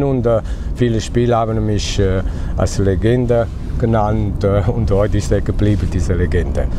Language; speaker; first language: German; non-native, fluent; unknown